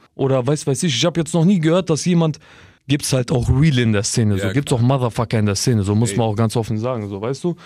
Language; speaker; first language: German; early bilingual, other home language; Albanian